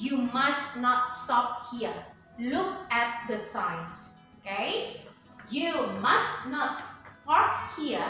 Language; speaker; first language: English; non-native, fluent; Indonesian